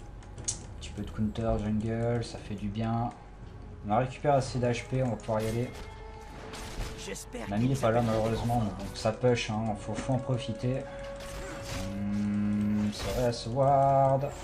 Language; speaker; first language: French; native; French